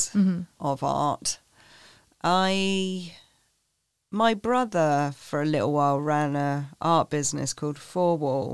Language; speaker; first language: English; native; English